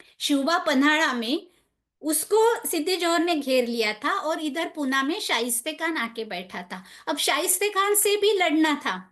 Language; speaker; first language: Hindi; non-native, local second language; Marathi